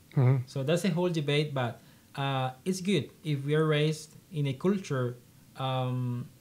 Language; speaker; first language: English; non-native, fluent; Spanish